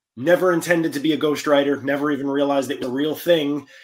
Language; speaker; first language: English; native; English